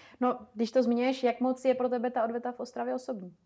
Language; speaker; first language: Czech; native; Czech